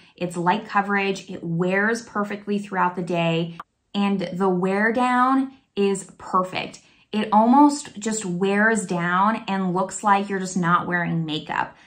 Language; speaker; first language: English; native; English